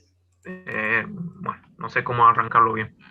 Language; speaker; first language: Spanish; native; Spanish